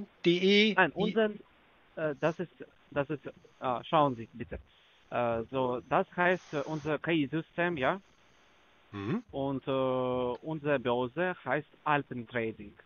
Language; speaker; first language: German; non-native, learner; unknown